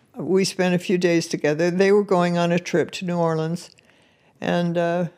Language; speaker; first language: English; native; English